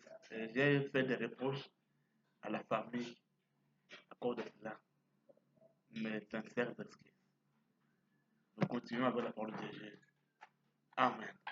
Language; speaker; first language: French; non-native, fluent; Portuguese